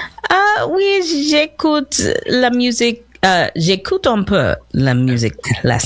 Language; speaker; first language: French; non-native, learner; English